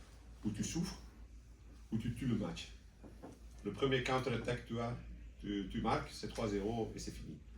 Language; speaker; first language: French; non-native, local second language; Dutch